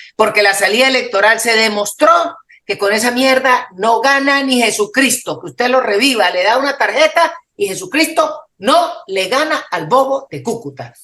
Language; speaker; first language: Spanish; native; Spanish